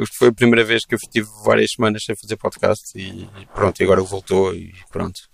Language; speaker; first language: Portuguese; native; Portuguese